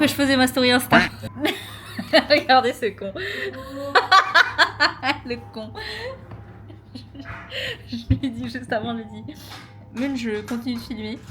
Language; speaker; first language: French; early bilingual, other home language; Vietnamese